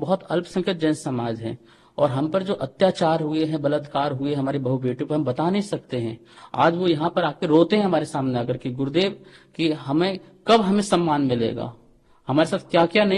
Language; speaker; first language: Hindi; native; Hindi